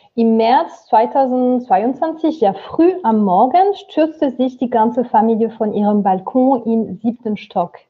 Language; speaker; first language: German; non-native, fluent; French